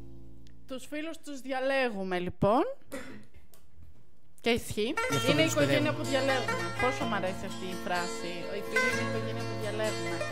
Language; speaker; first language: Greek; native; Greek